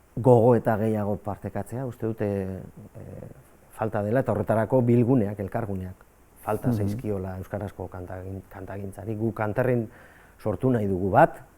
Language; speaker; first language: Basque; native; Basque